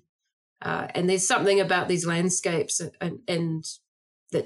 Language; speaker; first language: English; native; English